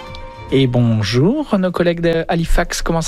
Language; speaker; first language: French; native; French